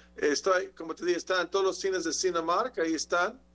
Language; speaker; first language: Spanish; native; Spanish